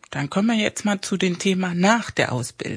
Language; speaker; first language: German; non-native, fluent; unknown